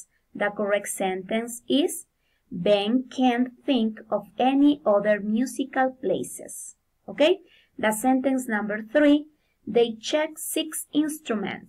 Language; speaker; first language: English; non-native, fluent; Spanish